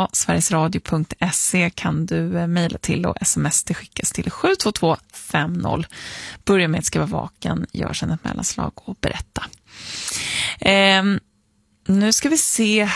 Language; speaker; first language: Swedish; native; Swedish